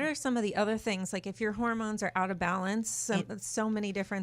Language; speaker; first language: English; native; English